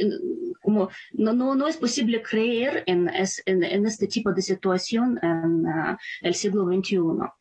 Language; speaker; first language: Spanish; non-native, fluent; Ukrainian